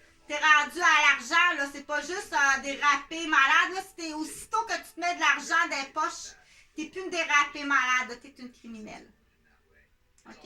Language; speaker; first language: French; native; French